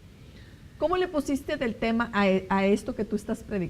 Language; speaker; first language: Spanish; native; Spanish